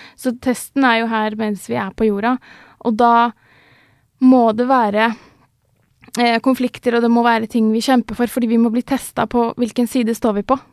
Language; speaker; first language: Norwegian; early bilingual, other home language; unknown